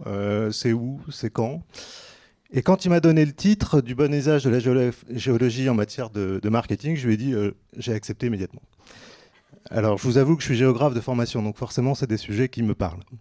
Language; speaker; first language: French; native; French